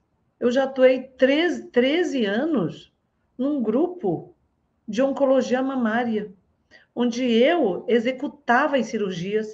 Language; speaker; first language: Portuguese; native; Portuguese